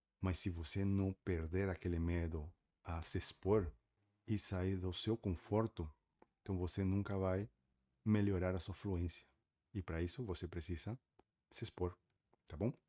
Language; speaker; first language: Portuguese; non-native, fluent; Spanish